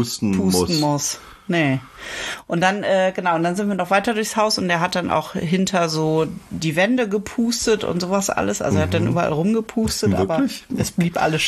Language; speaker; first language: German; native; German